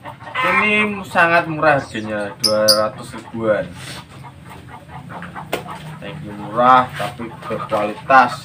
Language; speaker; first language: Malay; non-native, local second language; Javanese